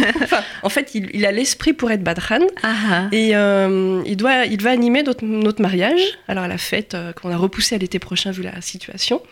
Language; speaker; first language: French; native; French